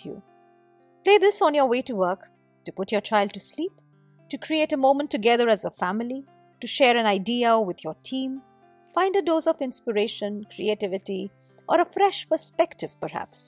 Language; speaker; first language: English; non-native, local second language; Bangla